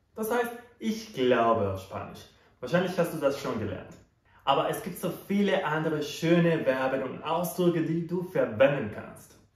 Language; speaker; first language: German; non-native, fluent; Spanish